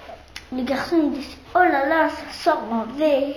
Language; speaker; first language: French; non-native, learner; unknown